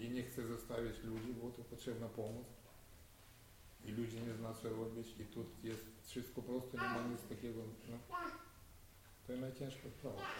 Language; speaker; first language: Polish; non-native, learner; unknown